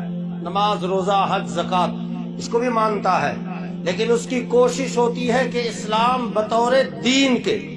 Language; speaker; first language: Urdu; native; Urdu